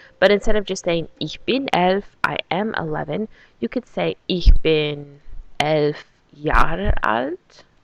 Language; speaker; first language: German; non-native, fluent; English